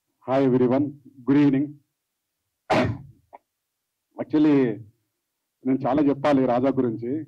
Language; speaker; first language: Telugu; native; Telugu